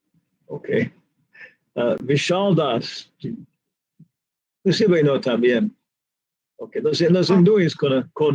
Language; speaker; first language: Spanish; non-native, fluent; English